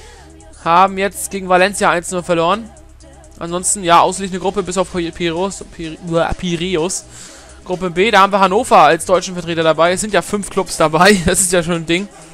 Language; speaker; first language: German; native; German